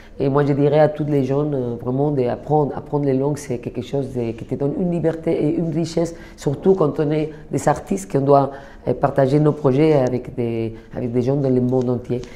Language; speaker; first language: French; non-native, fluent; Spanish